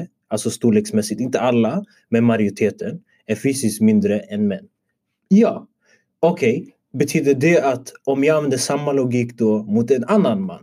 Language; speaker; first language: Swedish; early bilingual, other home language; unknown